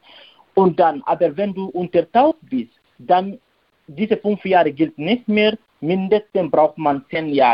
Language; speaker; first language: German; non-native, learner; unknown